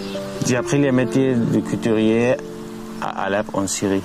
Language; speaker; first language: French; non-native, learner; Arabic